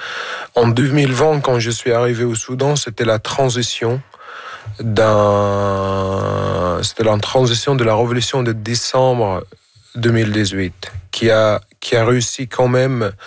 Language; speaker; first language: French; non-native, fluent; Arabic